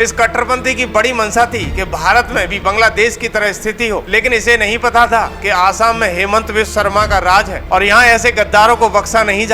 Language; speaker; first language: Hindi; native; Hindi